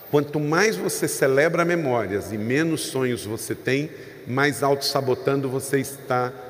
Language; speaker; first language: Portuguese; native; Portuguese